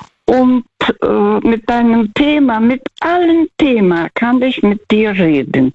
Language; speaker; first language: German; non-native, fluent; Russian